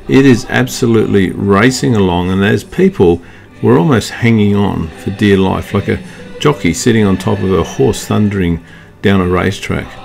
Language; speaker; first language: English; native; English